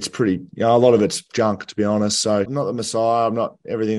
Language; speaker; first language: English; native; English